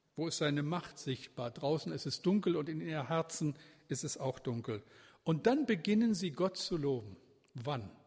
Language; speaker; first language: German; native; German